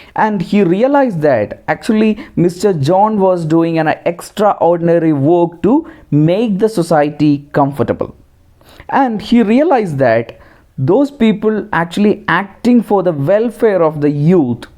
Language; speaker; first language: English; non-native, local second language; Malayalam